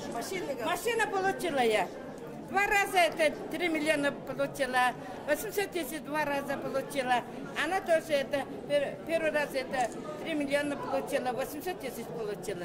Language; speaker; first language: Russian; non-native, learner; Mongolian